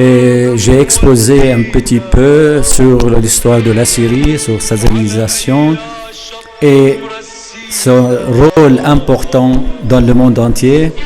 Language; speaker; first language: French; non-native, fluent; Arabic